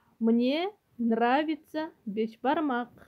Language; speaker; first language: Russian; non-native, local second language; Kyrgyz